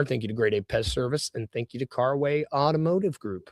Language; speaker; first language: English; native; English